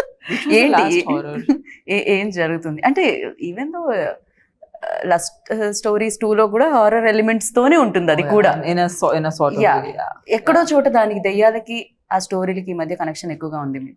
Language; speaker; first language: Telugu; native; Telugu